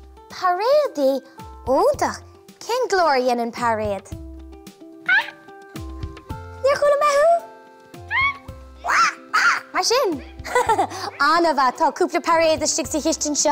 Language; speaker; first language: Irish; native; Irish